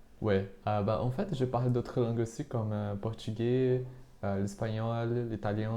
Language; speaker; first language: French; non-native, fluent; Portuguese